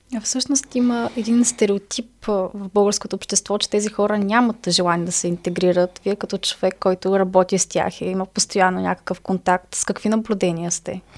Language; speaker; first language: Bulgarian; native; Bulgarian